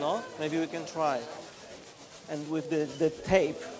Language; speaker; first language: English; non-native, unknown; Polish